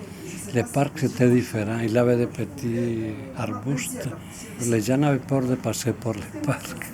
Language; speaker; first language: French; non-native, fluent; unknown